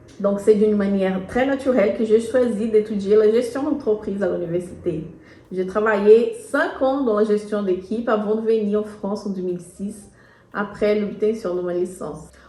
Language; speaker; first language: French; non-native, fluent; Portuguese